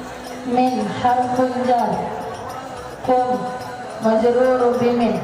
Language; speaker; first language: Arabic; non-native, learner; Indonesian